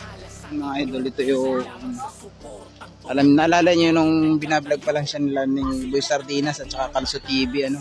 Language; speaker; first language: Filipino; non-native, local second language; Cebuano